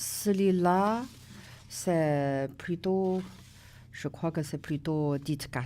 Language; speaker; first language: French; non-native, learner; Chinese